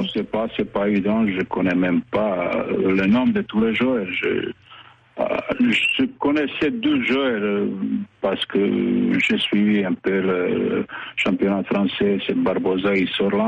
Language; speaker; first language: French; non-native, fluent; Bosnian